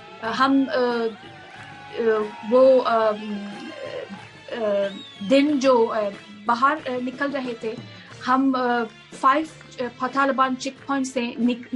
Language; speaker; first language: Hindi; non-native, fluent; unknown